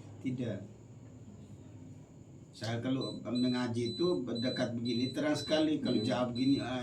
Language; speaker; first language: Indonesian; non-native, local second language; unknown